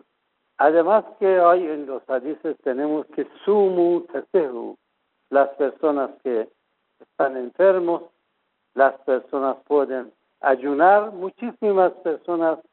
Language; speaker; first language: Spanish; non-native, fluent; Persian